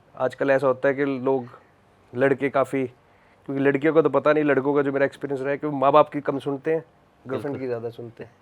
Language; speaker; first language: Hindi; native; Hindi